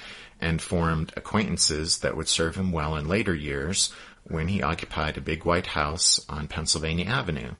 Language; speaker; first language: English; native; English